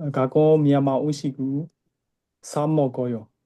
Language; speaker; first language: Korean; non-native, learner; Burmese